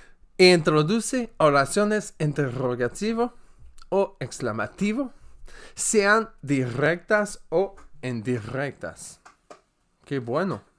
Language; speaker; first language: Spanish; non-native, learner; French